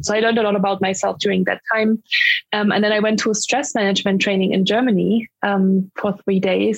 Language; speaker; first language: English; non-native, fluent; German